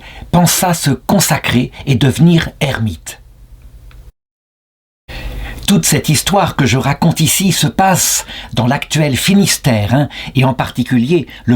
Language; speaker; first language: French; native; French